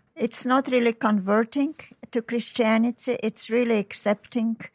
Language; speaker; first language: English; non-native, fluent; Uzbek